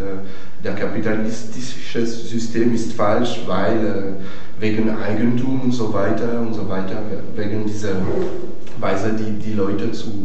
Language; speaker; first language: German; non-native, fluent; French